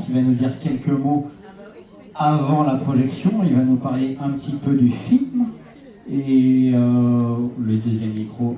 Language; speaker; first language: French; native; French